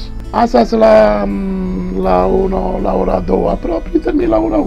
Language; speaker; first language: Romanian; non-native, learner; Italian